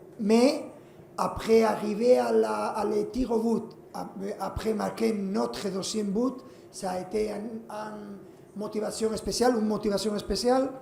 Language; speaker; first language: French; non-native, fluent; Spanish